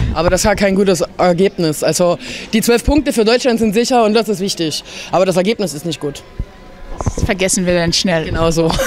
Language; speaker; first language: German; native; German